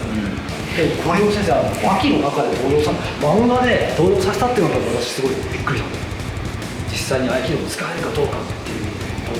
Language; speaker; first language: Japanese; native; Japanese